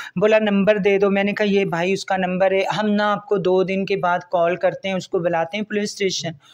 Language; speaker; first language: Urdu; non-native, local second language; Punjabi